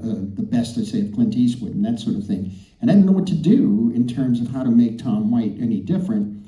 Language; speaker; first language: English; native; English